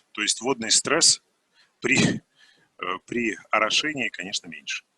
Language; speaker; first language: Russian; native; Russian